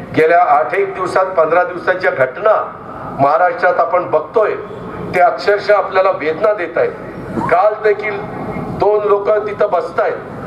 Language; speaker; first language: Marathi; native; Marathi